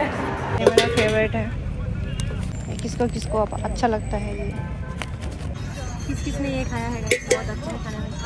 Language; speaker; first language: Hindi; non-native, local second language; Bangla